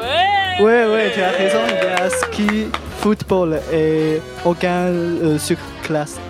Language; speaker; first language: French; non-native, learner; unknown